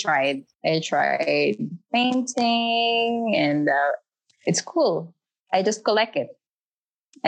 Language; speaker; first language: English; non-native, local second language; Filipino